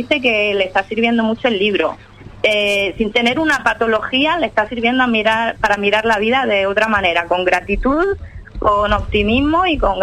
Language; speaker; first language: Spanish; native; Spanish